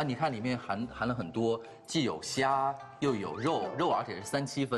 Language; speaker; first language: Chinese; native; Chinese